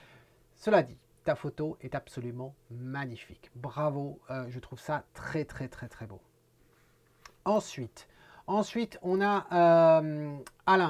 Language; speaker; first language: French; native; French